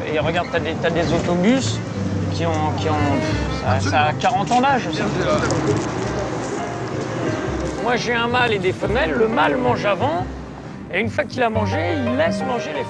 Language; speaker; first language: French; native; French